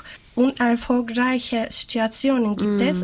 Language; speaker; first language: German; non-native, learner; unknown